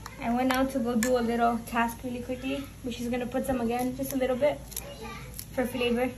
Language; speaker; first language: English; early bilingual, other home language; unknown